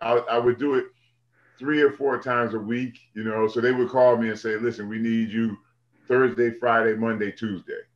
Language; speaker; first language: English; native; English